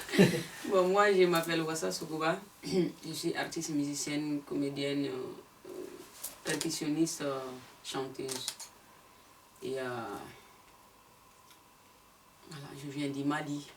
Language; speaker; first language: French; non-native, local second language; Bambara